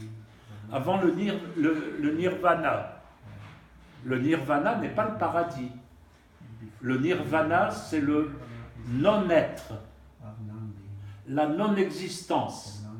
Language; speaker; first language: French; native; French